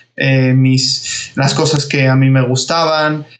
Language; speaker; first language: Spanish; early bilingual, other home language; Georgian